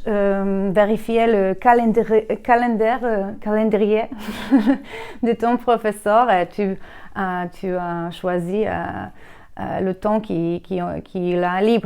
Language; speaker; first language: French; non-native, learner; Polish